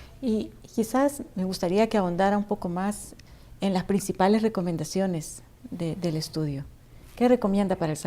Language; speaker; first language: Spanish; native; Spanish